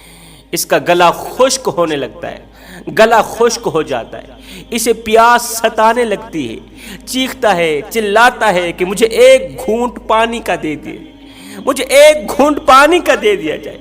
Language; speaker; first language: Urdu; native; Urdu